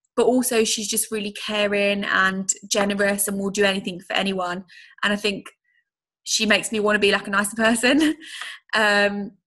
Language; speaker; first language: English; native; English